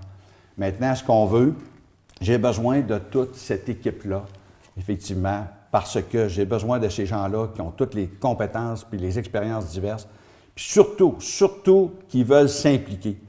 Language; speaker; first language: French; native; French